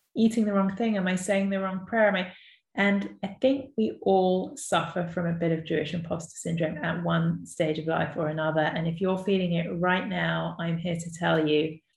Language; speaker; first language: English; native; English